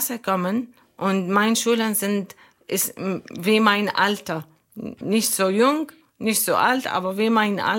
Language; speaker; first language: German; non-native, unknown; Arabic